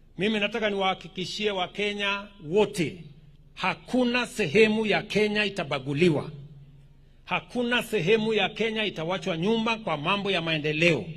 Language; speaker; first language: Swahili; non-native, local second language; Kalenjin